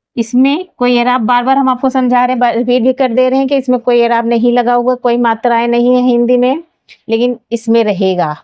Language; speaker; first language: Hindi; native; Hindi